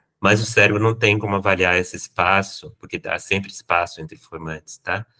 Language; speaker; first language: Portuguese; native; Portuguese